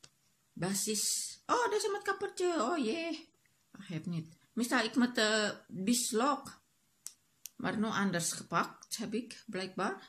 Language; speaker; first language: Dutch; non-native, learner; Indonesian